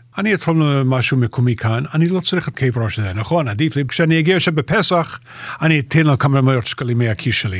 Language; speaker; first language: Hebrew; non-native, fluent; English